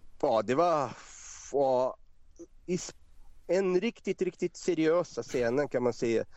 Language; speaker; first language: Swedish; non-native, fluent; Portuguese